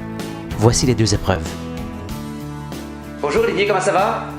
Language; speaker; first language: French; native; French